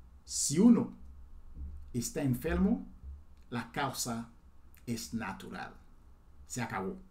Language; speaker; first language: Spanish; non-native, fluent; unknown